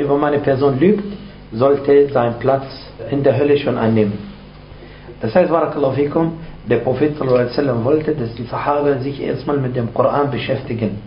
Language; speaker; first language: German; non-native, fluent; Arabic